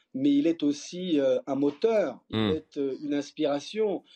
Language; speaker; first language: French; early bilingual, other home language; Portuguese